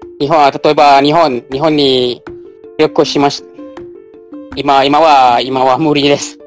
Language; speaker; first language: Japanese; non-native, learner; Malay